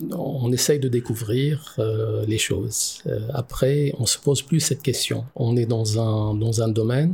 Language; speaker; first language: French; non-native, local second language; Arabic